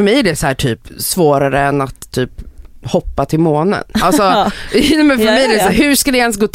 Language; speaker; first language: Swedish; native; Swedish